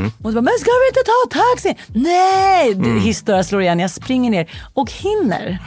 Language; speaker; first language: Swedish; native; Swedish